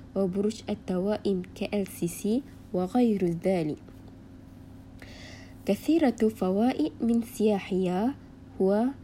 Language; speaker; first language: Arabic; non-native, learner; Malay